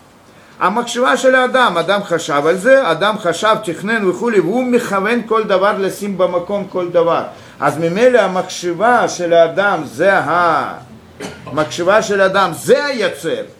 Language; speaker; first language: Hebrew; non-native, fluent; Russian